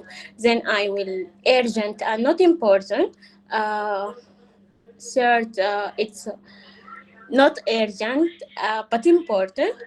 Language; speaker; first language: English; non-native, learner; Arabic